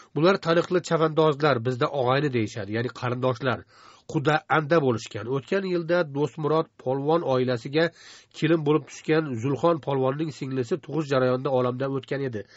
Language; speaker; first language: Uzbek; native; Uzbek